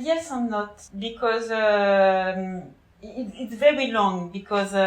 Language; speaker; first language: English; non-native, learner; French